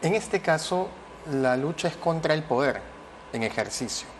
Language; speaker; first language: Spanish; native; Spanish